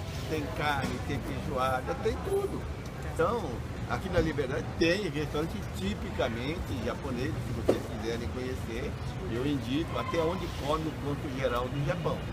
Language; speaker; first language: Portuguese; early bilingual, other home language; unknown